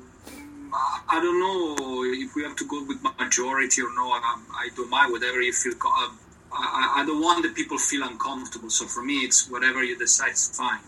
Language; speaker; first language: English; non-native, learner; Italian